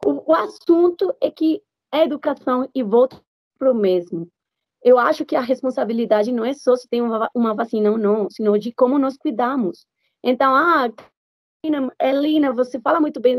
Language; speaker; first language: Portuguese; non-native, fluent; Spanish